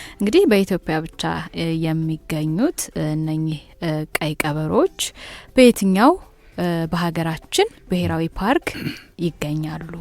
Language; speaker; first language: Amharic; native; Amharic